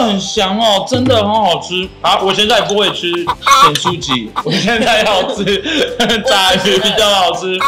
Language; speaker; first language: Chinese; non-native, fluent; French